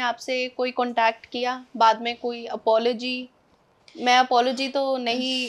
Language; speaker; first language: Hindi; native; Hindi